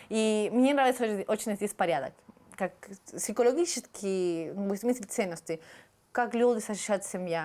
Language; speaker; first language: Russian; non-native, fluent; Spanish